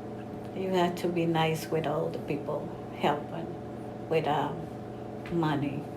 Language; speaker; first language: English; non-native, learner; Spanish